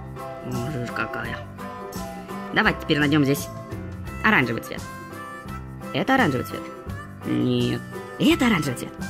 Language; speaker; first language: Russian; native; Russian